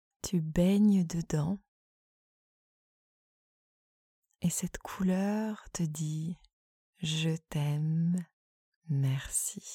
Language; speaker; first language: French; native; French